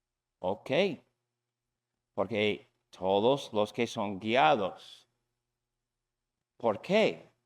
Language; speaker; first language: Spanish; non-native, fluent; English